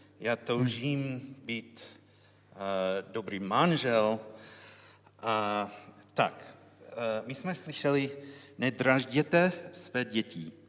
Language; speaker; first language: Czech; non-native, learner; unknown